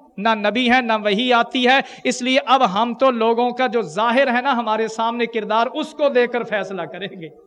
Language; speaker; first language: Urdu; non-native, local second language; Punjabi